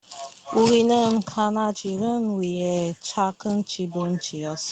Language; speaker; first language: Korean; non-native, learner; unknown